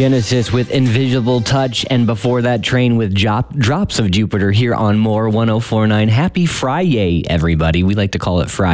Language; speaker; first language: English; native; English